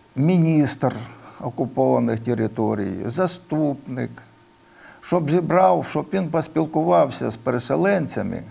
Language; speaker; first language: Ukrainian; non-native, local second language; Russian